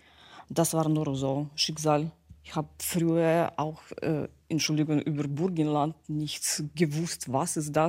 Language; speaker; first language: German; non-native, learner; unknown